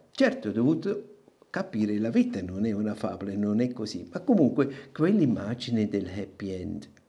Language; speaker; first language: Italian; non-native, local second language; German